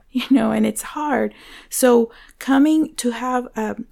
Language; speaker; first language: English; non-native, fluent; Spanish